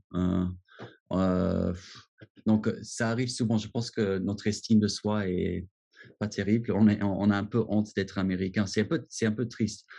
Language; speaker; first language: French; non-native, fluent; English